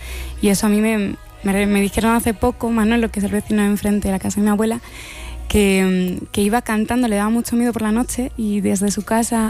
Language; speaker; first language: Spanish; native; Spanish